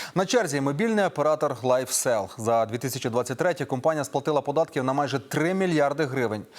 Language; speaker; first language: Ukrainian; native; Ukrainian